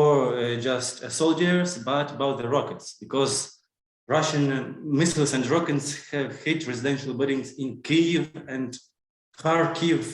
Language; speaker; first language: English; non-native, learner; Ukrainian